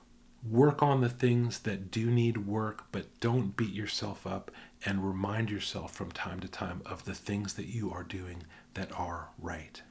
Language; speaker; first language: English; native; English